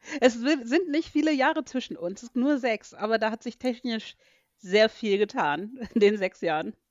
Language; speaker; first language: German; native; German